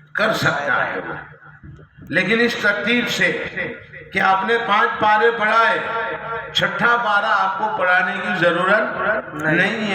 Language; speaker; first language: Urdu; non-native, local second language; Gujarati